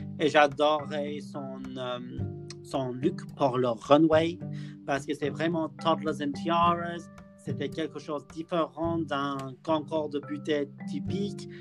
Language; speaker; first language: French; non-native, learner; English